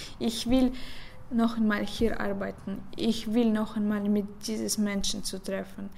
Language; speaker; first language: German; non-native, learner; Russian